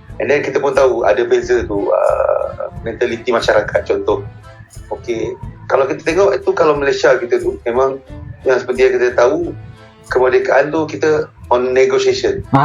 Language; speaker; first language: Malay; native; Malay